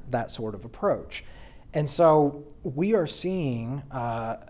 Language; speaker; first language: English; native; English